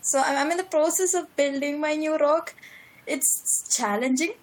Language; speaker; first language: English; non-native, local second language; Malayalam